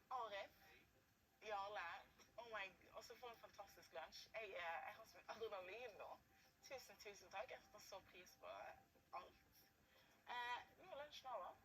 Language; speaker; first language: Norwegian; early bilingual, other home language; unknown